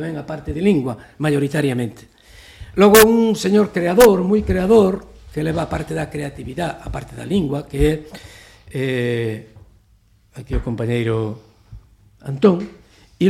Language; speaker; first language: Galician; native; Galician